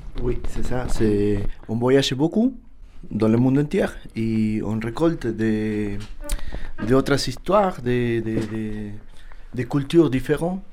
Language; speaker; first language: French; non-native, learner; Spanish